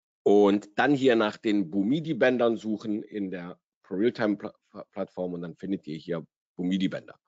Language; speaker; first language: German; native; German